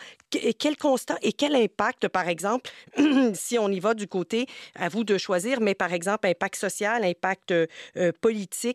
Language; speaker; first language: French; native; French